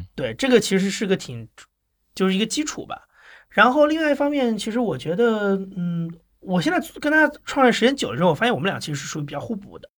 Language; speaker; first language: Chinese; native; Chinese